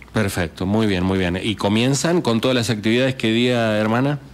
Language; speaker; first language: Spanish; native; Spanish